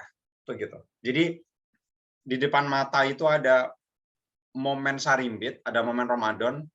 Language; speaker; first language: Indonesian; native; Indonesian